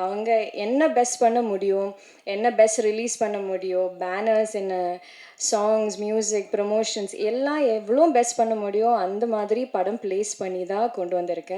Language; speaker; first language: Tamil; non-native, learner; Malayalam